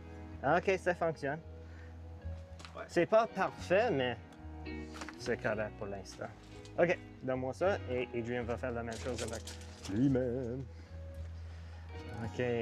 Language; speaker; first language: French; non-native, learner; English